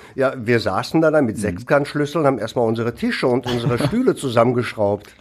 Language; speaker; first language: German; early bilingual, other home language; Greek